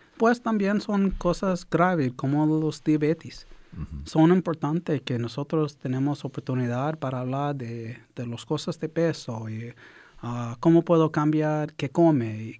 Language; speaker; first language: Spanish; early bilingual, heritage; English